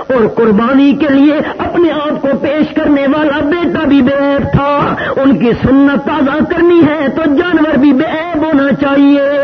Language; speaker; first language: Urdu; non-native, local second language; Saraiki